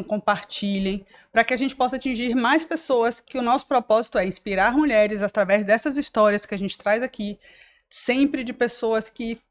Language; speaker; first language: Portuguese; native; Portuguese